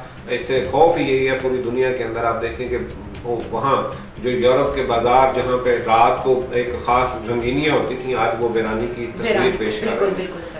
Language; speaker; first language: Urdu; native; Urdu